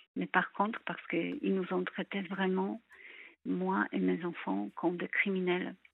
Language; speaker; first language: French; non-native, fluent; Polish